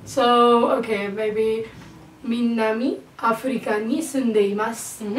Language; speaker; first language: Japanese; non-native, learner; Malayalam